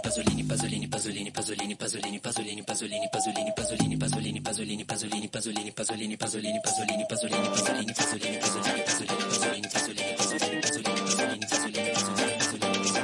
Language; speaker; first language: Italian; native; Italian